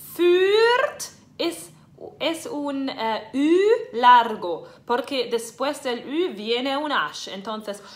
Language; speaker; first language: Spanish; non-native, fluent; German